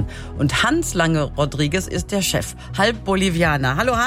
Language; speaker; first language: German; native; German